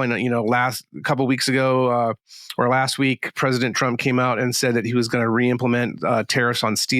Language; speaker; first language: English; native; English